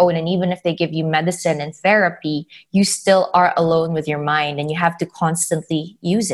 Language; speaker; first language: English; non-native, local second language; Filipino